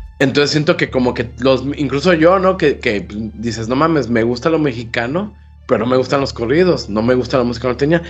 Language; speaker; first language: Spanish; native; Spanish